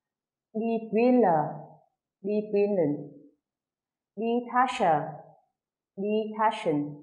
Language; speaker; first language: German; non-native, fluent; Vietnamese